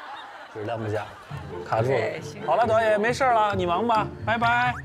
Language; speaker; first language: Chinese; native; Chinese